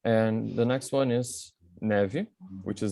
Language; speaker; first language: English; non-native, fluent; Portuguese